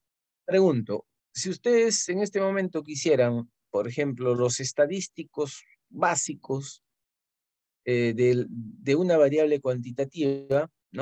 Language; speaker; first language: Spanish; native; Spanish